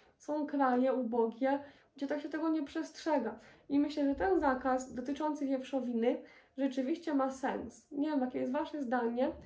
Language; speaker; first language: Polish; native; Polish